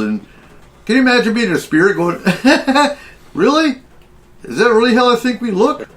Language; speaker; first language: English; native; English